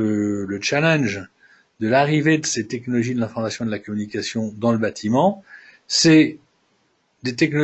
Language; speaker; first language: French; native; French